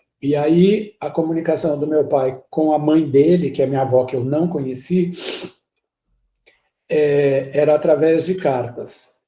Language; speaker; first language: Portuguese; early bilingual, other home language; Guarani